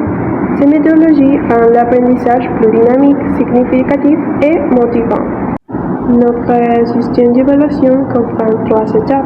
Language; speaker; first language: French; non-native, fluent; Spanish